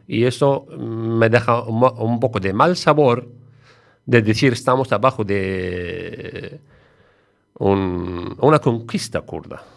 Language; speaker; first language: Spanish; non-native, fluent; Arabic